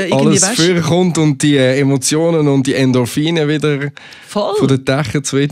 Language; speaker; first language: German; native; German